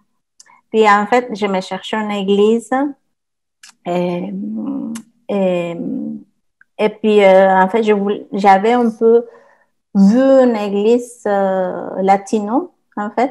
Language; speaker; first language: French; non-native, fluent; Spanish